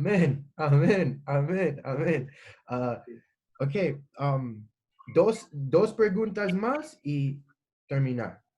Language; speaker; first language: Spanish; non-native, learner; English